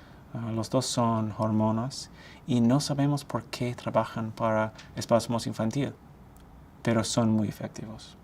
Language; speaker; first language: Spanish; non-native, fluent; English